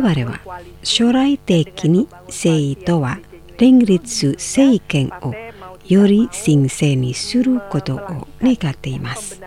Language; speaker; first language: Japanese; non-native, fluent; Indonesian